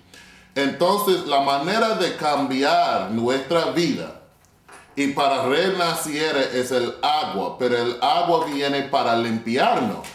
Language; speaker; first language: Spanish; non-native, fluent; English